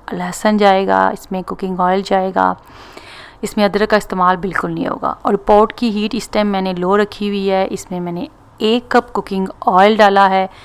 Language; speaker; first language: Urdu; non-native, local second language; Punjabi